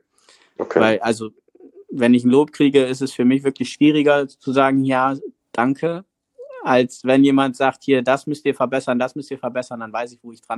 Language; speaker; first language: German; native; German